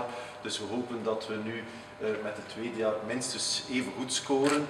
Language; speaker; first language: Dutch; native; Dutch